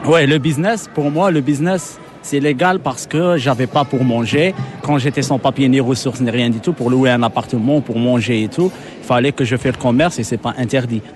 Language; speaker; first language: French; non-native, local second language; Arabic